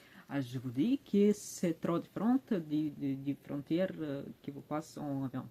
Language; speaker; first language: French; non-native, learner; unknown